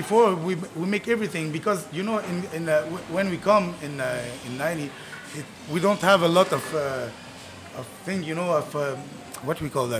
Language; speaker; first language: English; non-native, fluent; Arabic